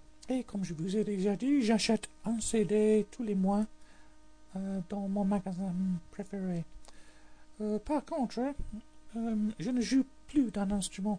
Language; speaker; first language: French; non-native, learner; English